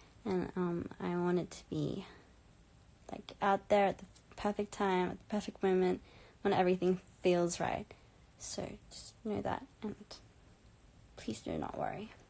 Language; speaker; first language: English; early bilingual, other home language; Korean